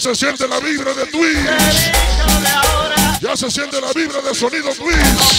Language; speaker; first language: Spanish; native; Spanish